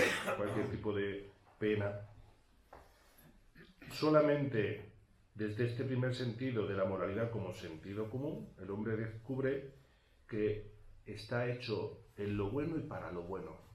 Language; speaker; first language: Spanish; native; Spanish